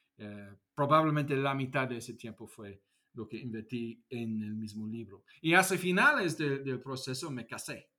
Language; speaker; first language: Spanish; non-native, fluent; English